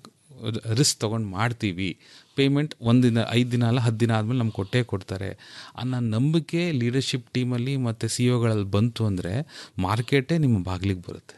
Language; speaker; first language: Kannada; native; Kannada